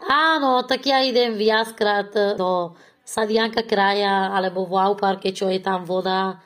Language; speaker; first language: Slovak; non-native, learner; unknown